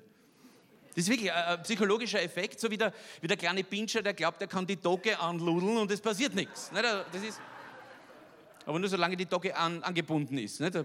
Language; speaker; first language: German; native; German